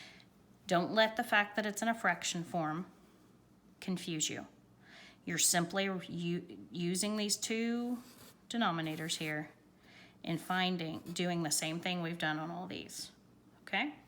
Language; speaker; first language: English; native; English